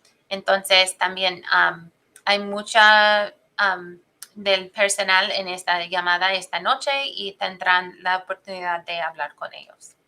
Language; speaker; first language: Spanish; non-native, fluent; English